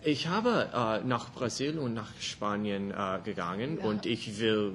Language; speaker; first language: German; non-native, learner; English